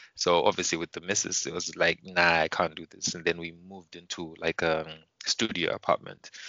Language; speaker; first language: English; non-native, local second language; Shona